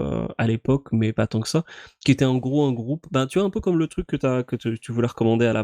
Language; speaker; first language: French; native; French